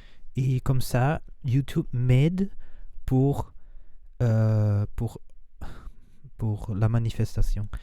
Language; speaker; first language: French; non-native, learner; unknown